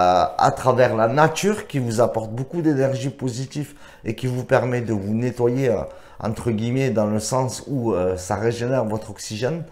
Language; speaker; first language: French; native; French